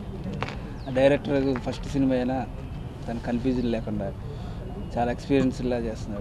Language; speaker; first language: Telugu; native; Telugu